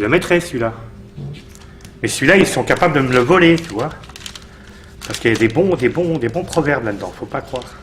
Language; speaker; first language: French; native; French